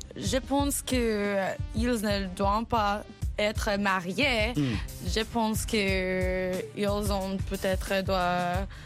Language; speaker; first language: French; non-native, fluent; English